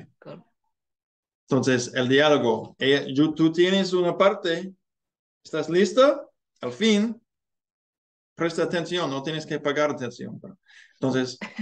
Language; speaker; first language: Spanish; non-native, learner; English